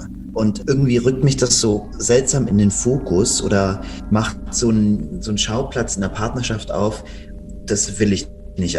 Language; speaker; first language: German; native; German